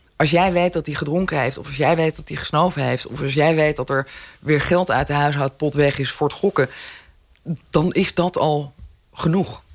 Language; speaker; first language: Dutch; native; Dutch